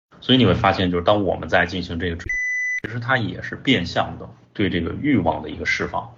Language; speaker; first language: Chinese; native; Chinese